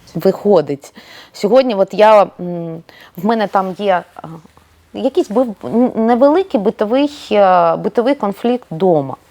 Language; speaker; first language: Ukrainian; non-native, local second language; Russian